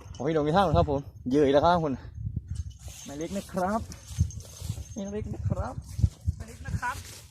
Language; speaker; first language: Thai; native; Thai